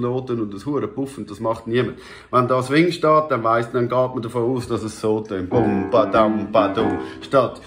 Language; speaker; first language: German; native; German